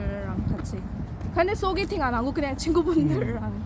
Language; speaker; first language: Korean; non-native, learner; Hindi